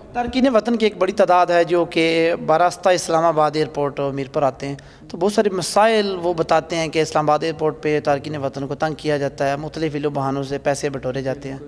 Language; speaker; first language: Urdu; non-native, local second language; Pahari-Potwari